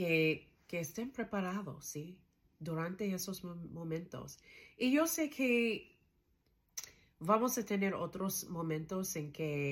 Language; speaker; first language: Spanish; non-native, learner; English